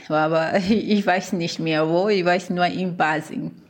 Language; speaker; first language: German; non-native, fluent; Portuguese